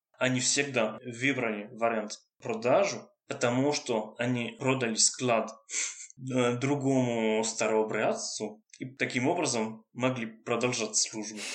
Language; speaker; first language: Russian; non-native, fluent; French